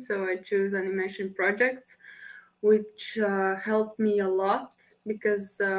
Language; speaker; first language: English; non-native, fluent; Latvian